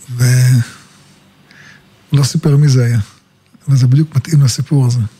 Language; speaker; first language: Hebrew; native; Hebrew